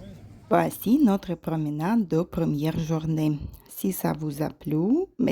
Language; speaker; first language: French; non-native, fluent; Russian